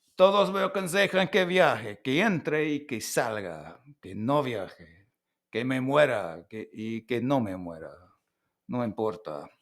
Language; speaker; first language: Spanish; non-native, learner; English